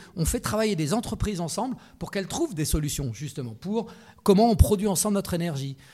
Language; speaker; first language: French; native; French